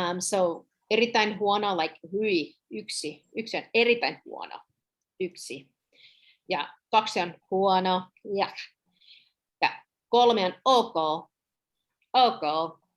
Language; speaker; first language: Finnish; non-native, learner; English